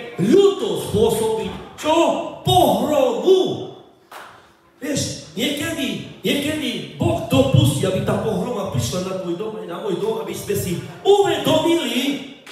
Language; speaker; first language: Slovak; non-native, local second language; Romany